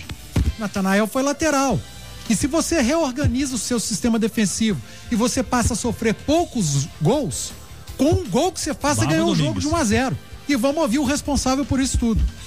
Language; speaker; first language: Portuguese; native; Portuguese